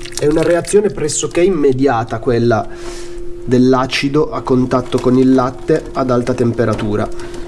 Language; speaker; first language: Italian; native; Italian